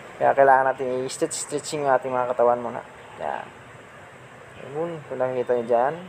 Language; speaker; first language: Filipino; non-native, local second language; Cebuano